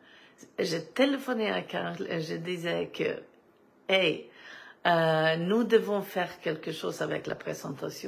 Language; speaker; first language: French; non-native, fluent; Swedish